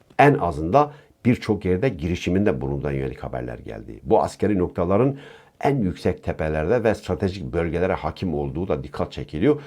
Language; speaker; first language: Turkish; non-native, local second language; Kurdish